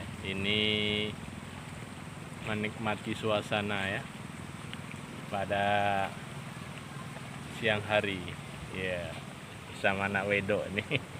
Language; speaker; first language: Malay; non-native, local second language; Javanese